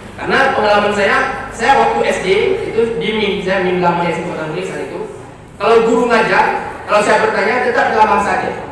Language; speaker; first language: Indonesian; non-native, local second language; Achinese